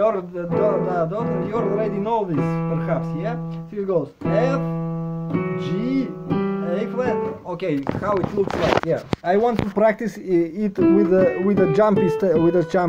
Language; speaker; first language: English; non-native, fluent; Russian